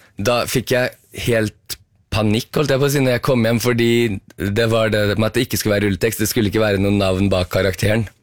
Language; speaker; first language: Norwegian; native; Norwegian